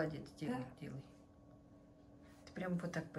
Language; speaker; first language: Russian; native; Russian